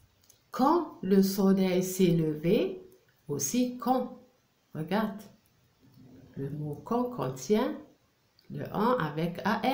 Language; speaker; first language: French; non-native, local second language; Arabic